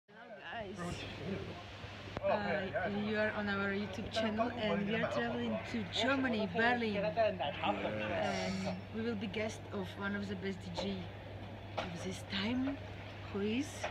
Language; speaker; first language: English; non-native, learner; Russian